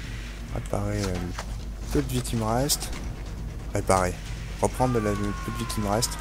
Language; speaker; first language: French; native; French